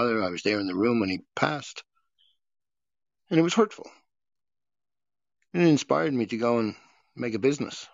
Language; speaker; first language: English; native; English